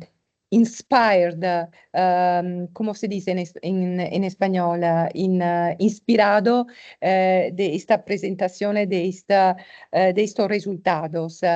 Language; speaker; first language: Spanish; non-native, fluent; Italian